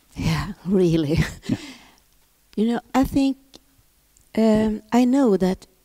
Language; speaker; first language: English; non-native, fluent; Swedish